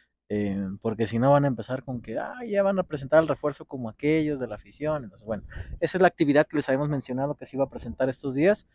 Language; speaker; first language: Spanish; native; Spanish